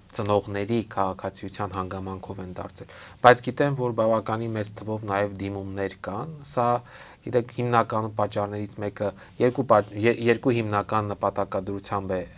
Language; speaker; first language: Armenian; native; Armenian